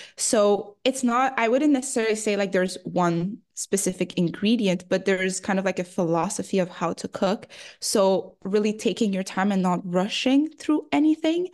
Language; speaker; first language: English; early bilingual, other home language; French